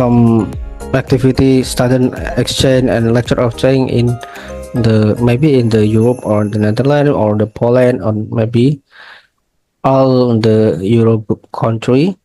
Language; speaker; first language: English; non-native, learner; Indonesian